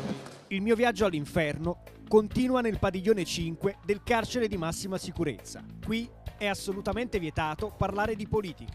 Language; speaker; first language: Italian; native; Italian